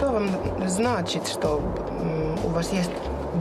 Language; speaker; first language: Russian; non-native, fluent; Finnish